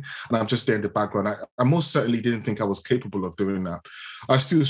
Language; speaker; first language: English; non-native, local second language; Yoruba